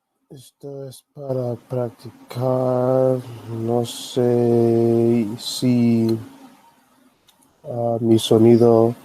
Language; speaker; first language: Spanish; non-native, learner; English